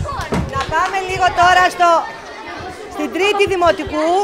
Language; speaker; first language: Greek; native; Greek